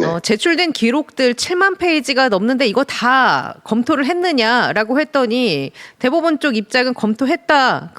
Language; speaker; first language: Korean; native; Korean